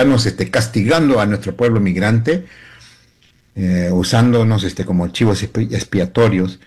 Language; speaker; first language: Spanish; early bilingual, heritage; Spanish